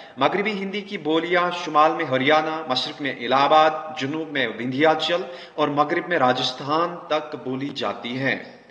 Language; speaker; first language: Urdu; non-native, local second language; Kashmiri